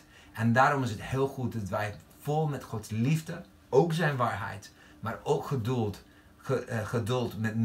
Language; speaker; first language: Dutch; non-native, fluent; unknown